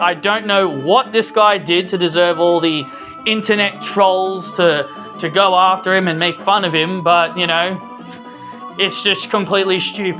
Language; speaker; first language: English; native; English